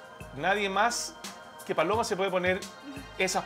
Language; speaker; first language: Spanish; native; Spanish